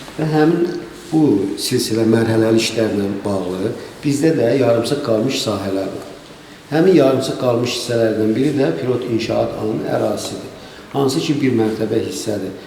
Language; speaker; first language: Azerbaijani; native; Azerbaijani